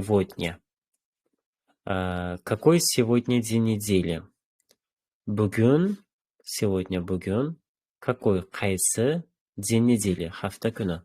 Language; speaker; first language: Russian; non-native, fluent; Uzbek